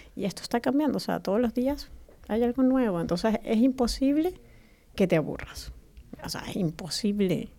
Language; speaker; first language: Spanish; native; Spanish